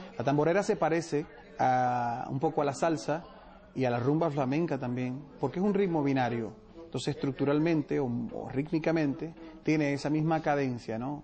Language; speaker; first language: Spanish; native; Spanish